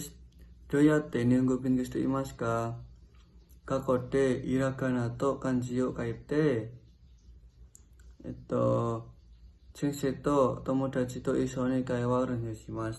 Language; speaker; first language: Japanese; non-native, learner; Indonesian